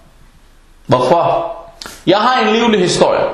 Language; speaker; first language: Danish; early bilingual, other home language; Arabic